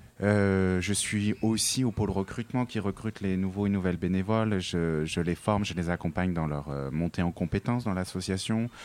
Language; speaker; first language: French; native; French